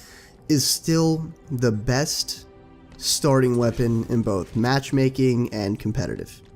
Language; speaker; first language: English; native; English